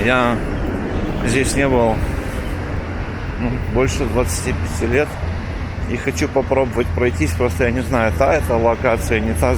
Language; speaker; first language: Russian; native; Russian